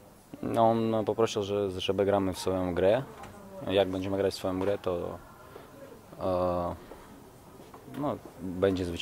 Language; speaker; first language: Polish; non-native, learner; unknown